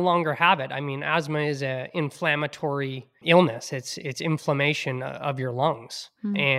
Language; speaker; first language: English; native; English